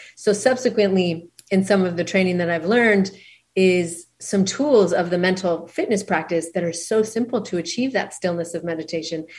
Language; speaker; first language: English; native; English